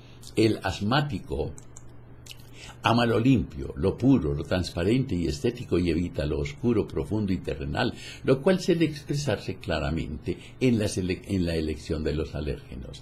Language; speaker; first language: Spanish; native; Spanish